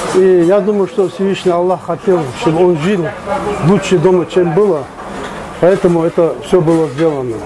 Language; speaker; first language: Russian; non-native, local second language; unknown